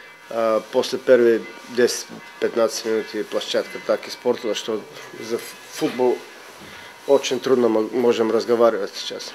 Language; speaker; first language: Russian; non-native, learner; Bulgarian